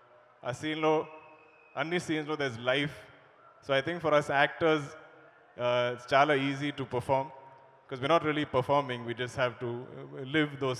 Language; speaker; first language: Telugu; non-native, learner; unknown